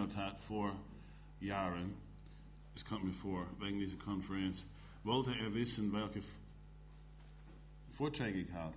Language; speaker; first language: German; non-native, fluent; English